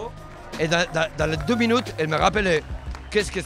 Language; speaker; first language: French; non-native, fluent; Spanish